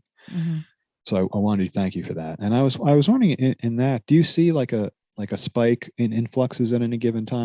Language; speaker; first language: English; native; English